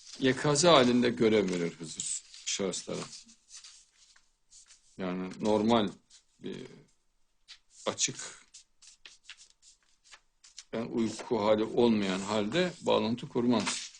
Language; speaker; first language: Turkish; native; Turkish